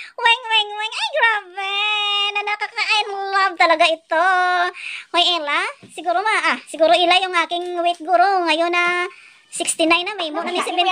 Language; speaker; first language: Filipino; non-native, local second language; Hiligaynon